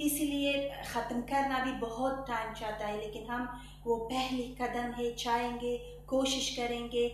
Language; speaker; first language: Hindi; non-native, fluent; Persian